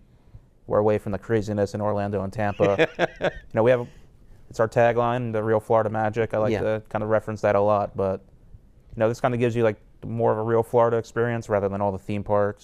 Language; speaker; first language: English; native; English